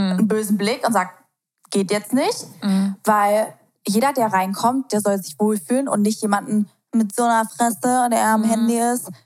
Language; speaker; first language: German; native; German